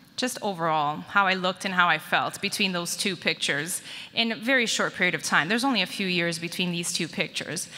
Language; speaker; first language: English; native; English